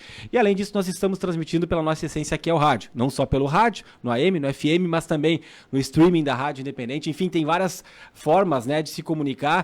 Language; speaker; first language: Portuguese; native; Portuguese